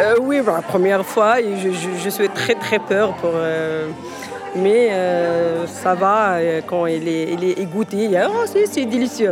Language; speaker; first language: French; non-native, learner; Arabic